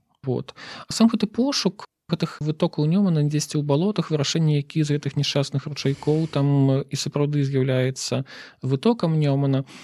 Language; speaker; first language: Belarusian; non-native, local second language; Russian